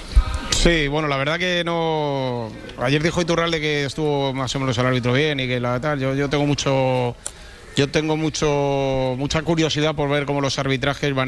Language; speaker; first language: Spanish; native; Spanish